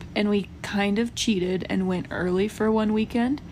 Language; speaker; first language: English; native; English